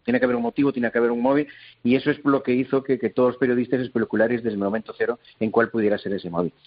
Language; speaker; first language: Spanish; native; Spanish